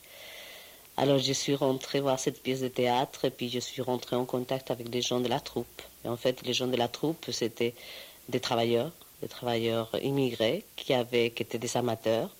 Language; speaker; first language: French; non-native, fluent; Spanish